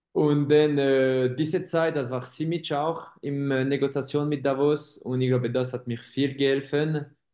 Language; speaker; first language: German; non-native, local second language; French